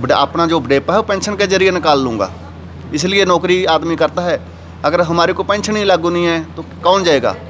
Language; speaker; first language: Hindi; native; Hindi